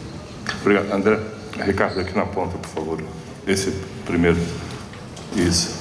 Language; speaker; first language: Portuguese; non-native, fluent; Spanish